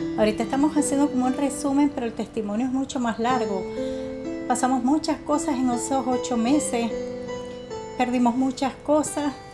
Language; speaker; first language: Spanish; native; Spanish